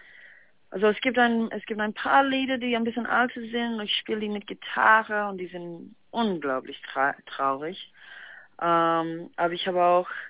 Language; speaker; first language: German; non-native, fluent; English